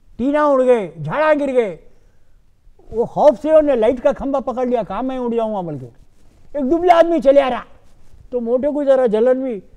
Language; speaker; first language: Hindi; non-native, local second language; Urdu